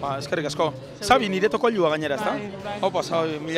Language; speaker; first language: Basque; native; Basque